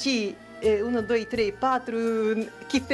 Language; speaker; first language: Romanian; non-native, fluent; Japanese